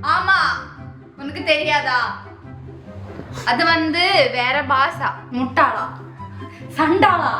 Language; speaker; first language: Tamil; non-native, learner; Malayalam